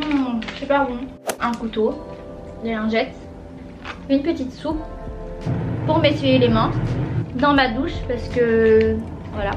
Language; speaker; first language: French; native; French